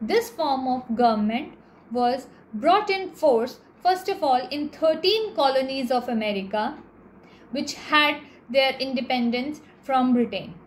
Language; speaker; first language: English; non-native, local second language; Hindi